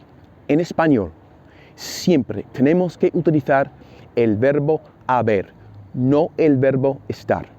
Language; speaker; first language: Spanish; non-native, fluent; English